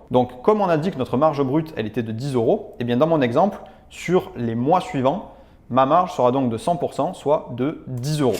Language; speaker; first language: French; native; French